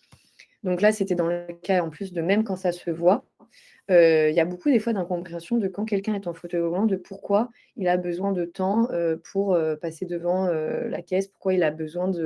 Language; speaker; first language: French; native; French